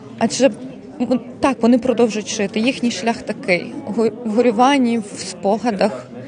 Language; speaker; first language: Ukrainian; native; Ukrainian